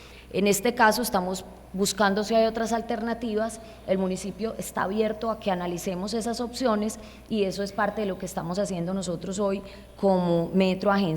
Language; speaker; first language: Spanish; native; Spanish